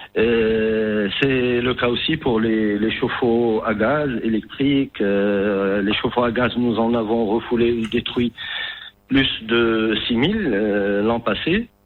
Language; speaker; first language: French; non-native, local second language; Arabic